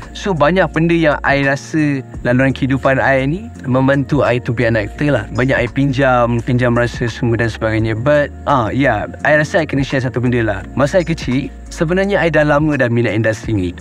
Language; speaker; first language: Malay; native; Malay